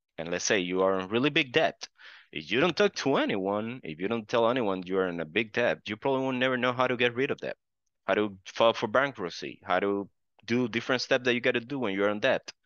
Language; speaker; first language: English; non-native, fluent; Spanish